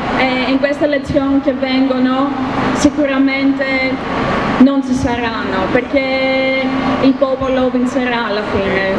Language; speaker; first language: Italian; non-native, learner; Greek